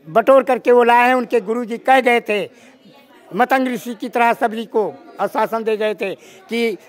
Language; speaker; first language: Hindi; native; Hindi